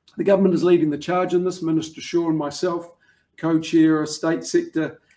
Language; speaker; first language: English; native; English